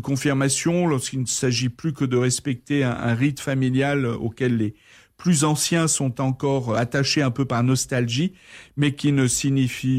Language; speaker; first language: French; native; French